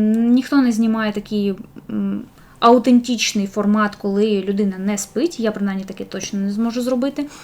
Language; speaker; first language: Ukrainian; non-native, local second language; Russian